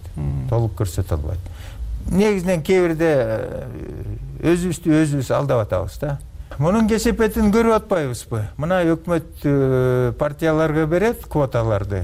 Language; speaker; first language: Kyrgyz; native; Kyrgyz